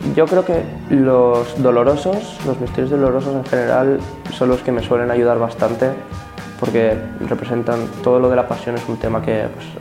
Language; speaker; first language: Spanish; native; Spanish